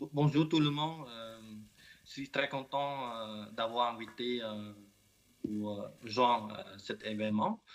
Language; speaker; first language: French; non-native, learner; Khmer